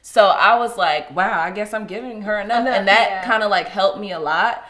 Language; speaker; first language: English; native; English